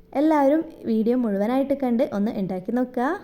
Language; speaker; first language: Malayalam; native; Malayalam